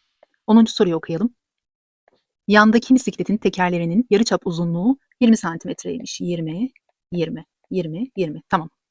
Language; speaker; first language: Turkish; native; Turkish